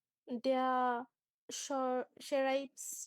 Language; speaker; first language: German; non-native, learner; Hindi